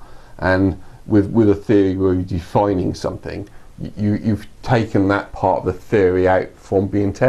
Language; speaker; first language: English; native; English